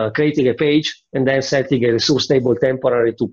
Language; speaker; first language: English; non-native, fluent; Italian